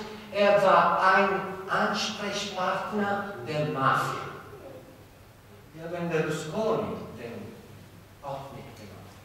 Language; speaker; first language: German; non-native, fluent; Italian